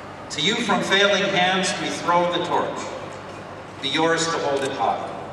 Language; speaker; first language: English; native; English